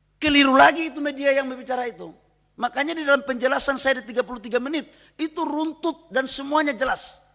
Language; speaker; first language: Indonesian; native; Indonesian